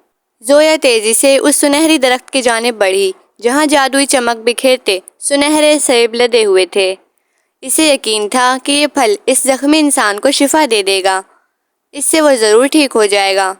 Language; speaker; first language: Urdu; native; Urdu